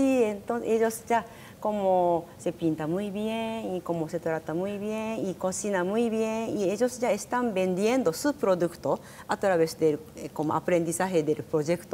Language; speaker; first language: Spanish; non-native, learner; Japanese